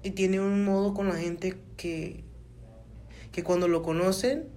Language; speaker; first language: Spanish; early bilingual, heritage; Spanish